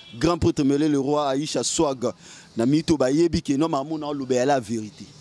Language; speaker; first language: Lingala; native; Lingala